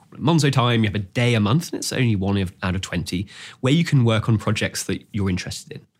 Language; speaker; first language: English; native; English